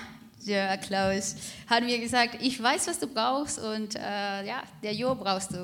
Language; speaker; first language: German; non-native, fluent; Spanish